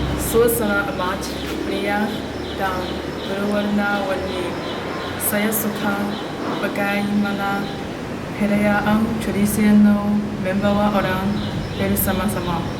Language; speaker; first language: Indonesian; non-native, learner; Chinese